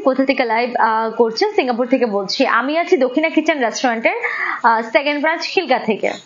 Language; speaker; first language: Bangla; native; Bangla